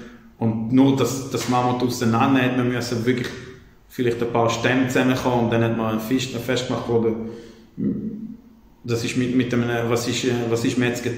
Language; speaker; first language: German; non-native, fluent; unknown